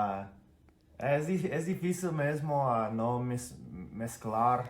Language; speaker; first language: Spanish; non-native, fluent; English